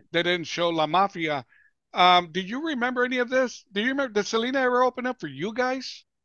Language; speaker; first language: English; early bilingual, other home language; Spanish